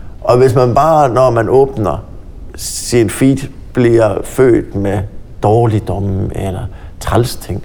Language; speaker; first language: Danish; native; Danish